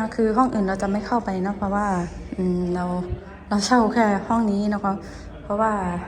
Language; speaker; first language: Thai; non-native, local second language; Shan